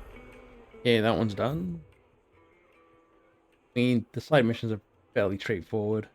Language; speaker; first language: English; native; English